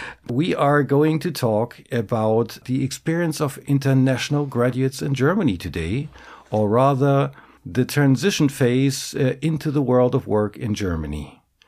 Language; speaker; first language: English; non-native, fluent; German